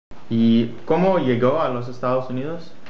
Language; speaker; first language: Spanish; non-native, learner; English